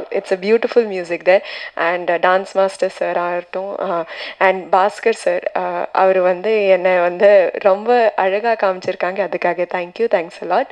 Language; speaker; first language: Tamil; non-native, learner; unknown